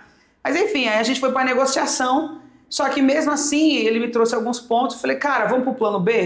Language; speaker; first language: Portuguese; native; Portuguese